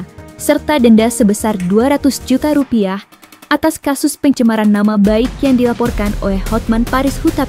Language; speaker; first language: Indonesian; native; Indonesian